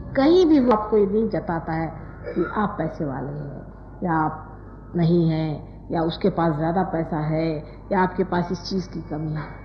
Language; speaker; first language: Hindi; non-native, local second language; Marathi